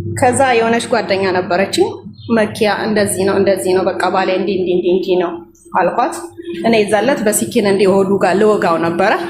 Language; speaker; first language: Amharic; native; Amharic